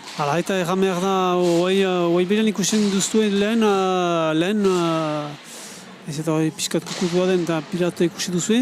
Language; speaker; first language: Basque; native; Basque